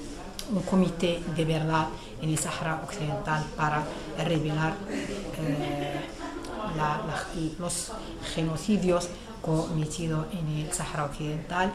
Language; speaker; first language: Spanish; non-native, fluent; Arabic